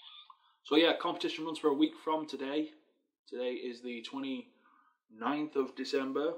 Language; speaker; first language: English; native; English